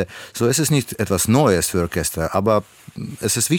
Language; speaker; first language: German; non-native, learner; Russian